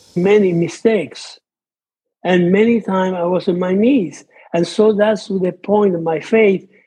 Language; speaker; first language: English; non-native, fluent; Italian